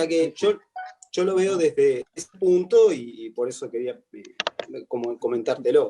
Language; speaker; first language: Spanish; native; Spanish